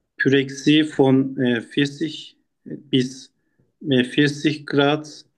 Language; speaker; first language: German; non-native, learner; Turkish